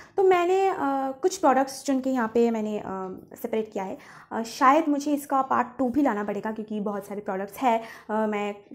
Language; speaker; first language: Hindi; non-native, local second language; Bangla